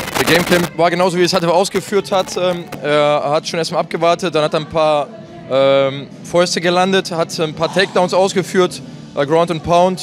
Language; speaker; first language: German; native; German